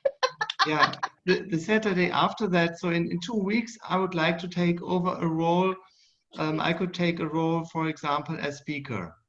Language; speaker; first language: English; non-native, fluent; German